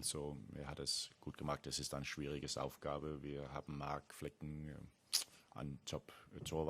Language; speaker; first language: German; non-native, learner; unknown